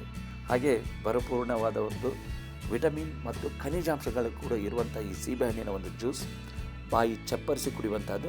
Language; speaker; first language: Kannada; native; Kannada